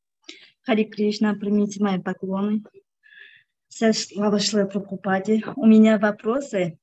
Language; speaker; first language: Russian; non-native, local second language; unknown